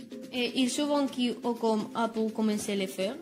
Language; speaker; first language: French; non-native, learner; Spanish